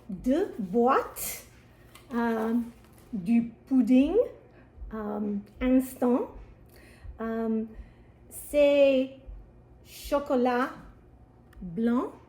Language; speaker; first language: French; non-native, learner; English